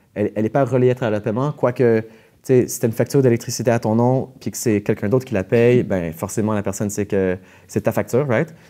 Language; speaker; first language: French; native; French